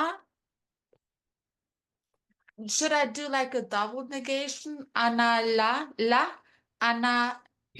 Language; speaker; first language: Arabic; non-native, learner; English